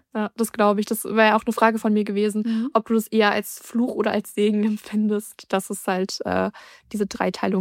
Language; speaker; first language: German; native; German